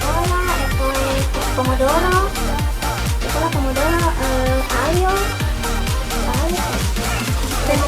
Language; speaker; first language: Italian; non-native, learner; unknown